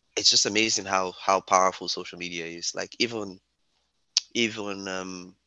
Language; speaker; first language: English; non-native, local second language; Yoruba